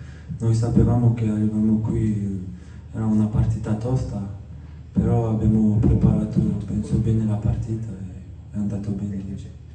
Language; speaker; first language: Italian; non-native, fluent; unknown